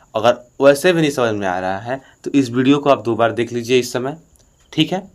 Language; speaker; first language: Hindi; native; Hindi